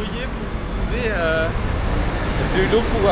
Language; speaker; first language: French; non-native, local second language; Malagasy